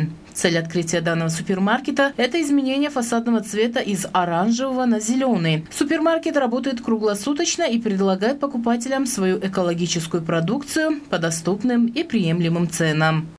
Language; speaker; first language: Russian; non-native, local second language; Tajik